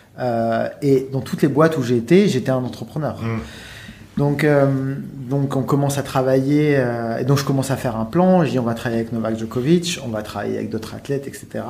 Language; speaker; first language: French; native; French